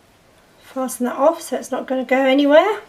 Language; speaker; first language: English; native; English